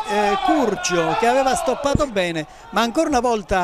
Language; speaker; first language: Italian; native; Italian